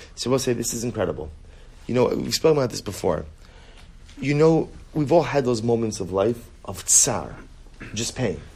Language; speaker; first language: English; native; English